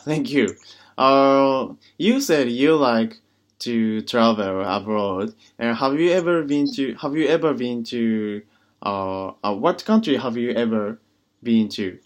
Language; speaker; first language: English; non-native, learner; Japanese